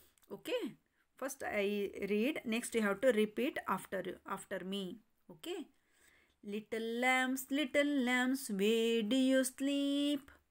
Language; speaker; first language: English; non-native, local second language; Kannada